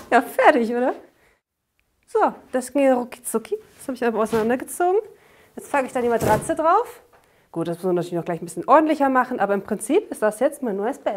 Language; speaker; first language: German; native; German